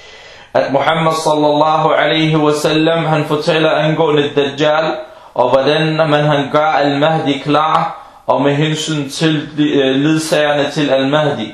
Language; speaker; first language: Danish; non-native, fluent; Arabic